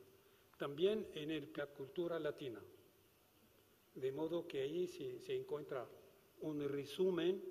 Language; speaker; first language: Spanish; non-native, fluent; Arabic